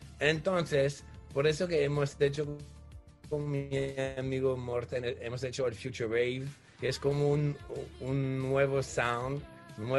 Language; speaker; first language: Spanish; non-native, fluent; French